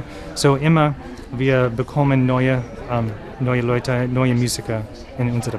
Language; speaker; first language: German; non-native, learner; English